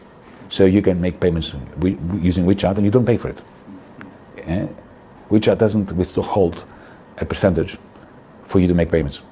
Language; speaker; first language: English; non-native, fluent; Greek